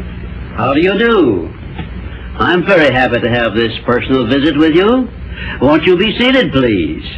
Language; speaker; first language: English; native; English